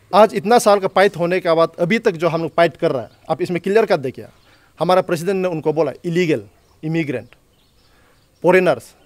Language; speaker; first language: Hindi; non-native, local second language; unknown